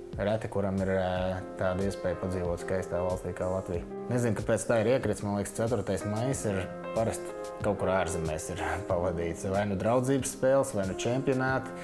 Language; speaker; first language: Latvian; native; Latvian